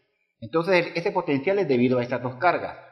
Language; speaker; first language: Spanish; native; Spanish